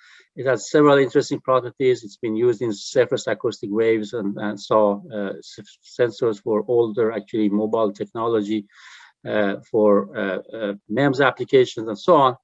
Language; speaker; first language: English; non-native, fluent; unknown